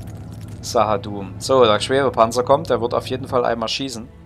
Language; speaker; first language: German; native; German